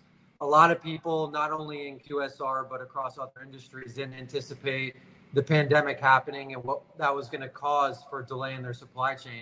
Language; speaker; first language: English; native; English